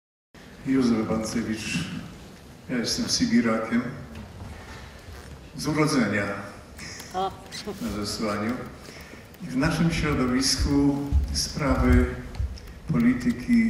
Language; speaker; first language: Polish; native; Polish